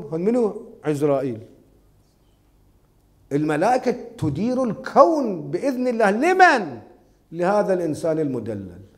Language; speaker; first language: Arabic; native; Arabic